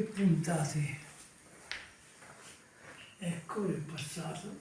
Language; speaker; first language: Italian; non-native, learner; Ukrainian